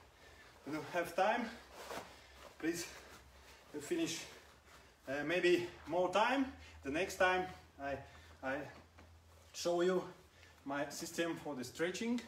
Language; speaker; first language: English; non-native, learner; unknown